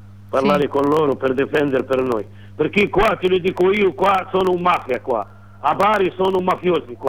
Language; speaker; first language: Italian; non-native, learner; Arabic